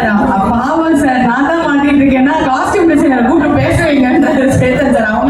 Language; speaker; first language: Tamil; native; Tamil